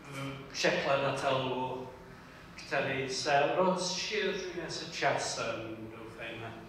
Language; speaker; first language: Czech; non-native, fluent; English